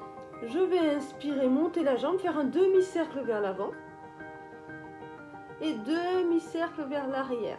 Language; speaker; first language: French; native; French